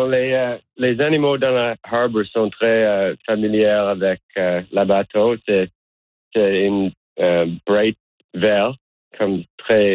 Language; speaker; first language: French; non-native, learner; English